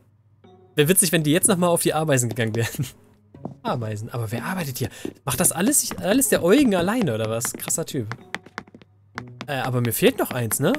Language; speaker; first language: German; native; German